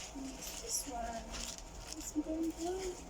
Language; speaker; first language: English; non-native, learner; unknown